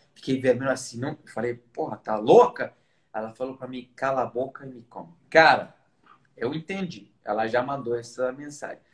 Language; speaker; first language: Portuguese; non-native, fluent; Arabic